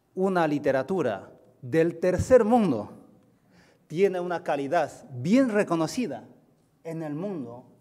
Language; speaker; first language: Spanish; non-native, fluent; Chinese